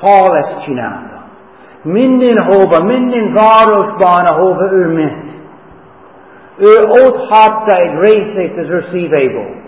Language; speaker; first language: Hungarian; non-native, learner; English